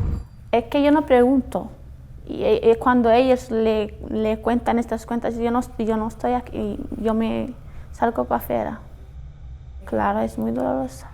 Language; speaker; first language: Spanish; non-native, fluent; Arabic